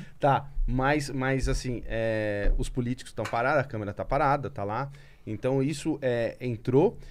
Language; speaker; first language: Portuguese; native; Portuguese